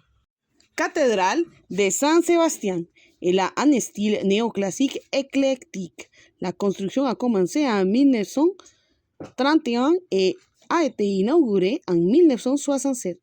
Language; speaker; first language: French; non-native, learner; Spanish